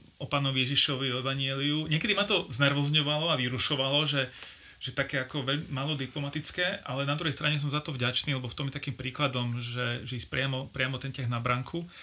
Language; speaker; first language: Slovak; native; Slovak